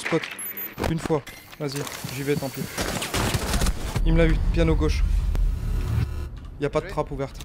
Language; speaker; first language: French; native; French